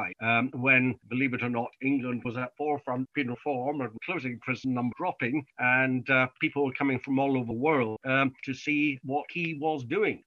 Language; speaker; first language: English; native; English